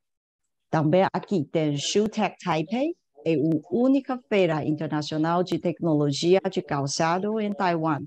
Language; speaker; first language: Portuguese; non-native, fluent; Chinese